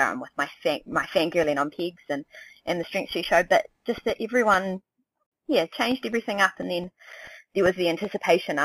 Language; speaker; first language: English; native; English